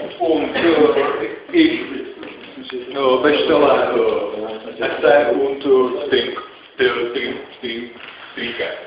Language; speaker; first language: German; non-native, learner; Czech